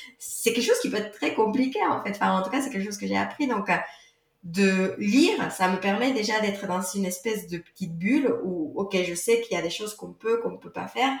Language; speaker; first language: French; non-native, fluent; Spanish